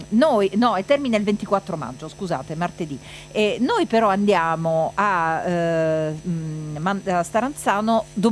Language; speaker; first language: Italian; native; Italian